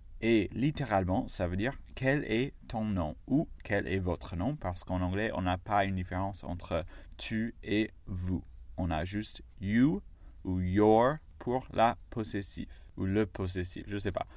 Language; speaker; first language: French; non-native, fluent; English